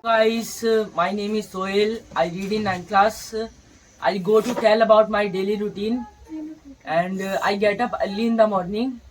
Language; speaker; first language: English; non-native, learner; Hindi